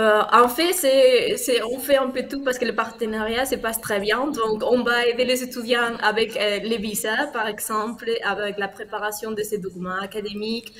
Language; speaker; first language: French; non-native, fluent; Spanish